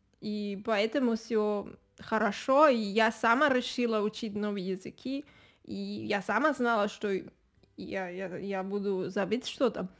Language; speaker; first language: Russian; non-native, fluent; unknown